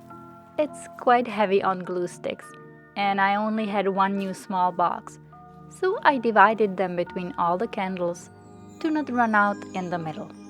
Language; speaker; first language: English; non-native, fluent; Czech